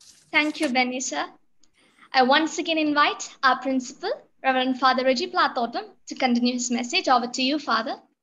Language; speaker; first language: English; non-native, local second language; Malayalam